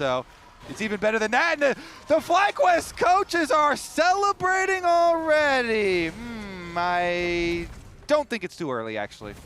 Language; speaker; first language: English; native; English